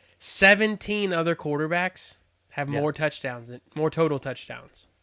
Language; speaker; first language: English; native; English